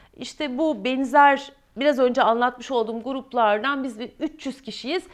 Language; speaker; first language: Turkish; native; Turkish